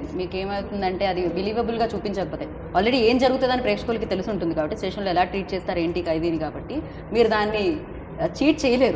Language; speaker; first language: Telugu; native; Telugu